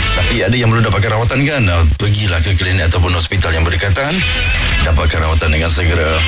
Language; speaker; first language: Malay; native; Malay